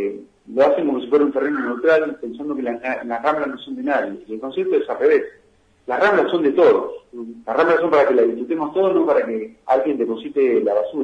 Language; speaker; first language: Spanish; native; Spanish